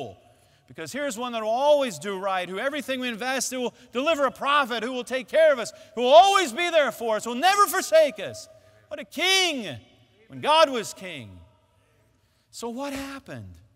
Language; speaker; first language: English; native; English